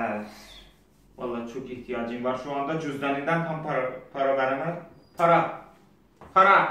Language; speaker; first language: Turkish; non-native, learner; Azerbaijani